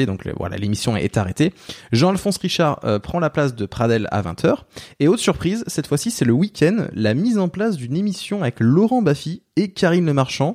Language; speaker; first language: French; native; French